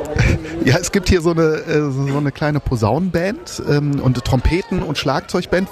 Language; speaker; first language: German; native; German